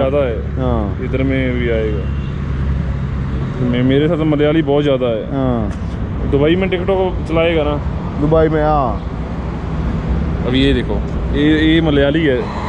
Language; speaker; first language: Hindi; non-native, local second language; Punjabi